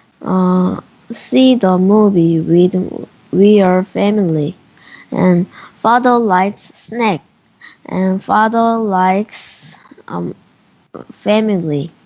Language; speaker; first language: English; non-native, learner; Korean